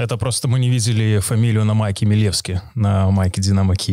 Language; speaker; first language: Russian; native; Russian